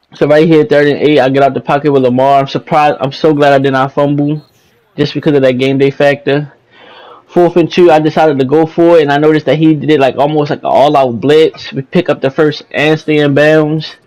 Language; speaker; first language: English; native; English